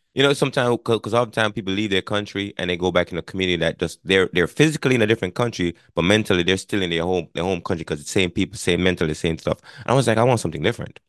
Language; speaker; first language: English; non-native, local second language; Jamaican Creole English